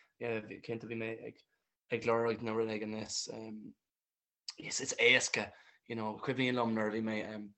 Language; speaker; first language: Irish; non-native, local second language; English